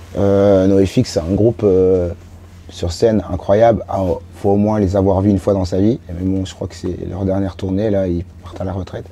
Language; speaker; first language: French; native; French